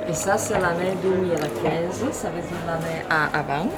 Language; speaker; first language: French; non-native, fluent; Slovak